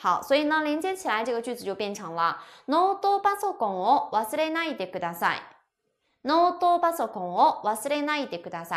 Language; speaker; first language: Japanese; non-native, fluent; Chinese